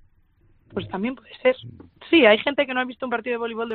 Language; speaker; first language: Spanish; native; Spanish